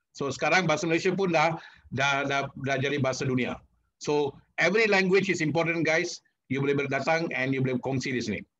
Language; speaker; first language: Malay; non-native, local second language; Tamil